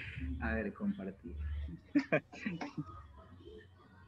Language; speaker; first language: Spanish; native; Spanish